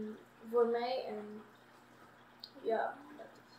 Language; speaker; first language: Dutch; non-native, local second language; Papiamento